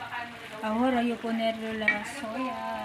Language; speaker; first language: Spanish; non-native, learner; Filipino